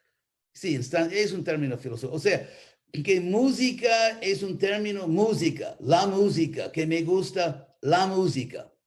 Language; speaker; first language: Spanish; non-native, fluent; English